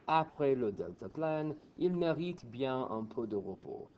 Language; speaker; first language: French; non-native, fluent; English